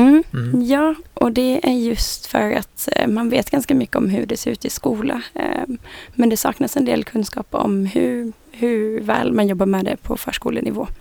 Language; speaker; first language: Swedish; native; Swedish